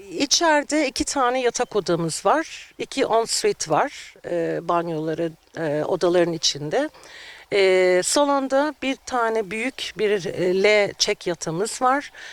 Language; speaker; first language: Turkish; native; Turkish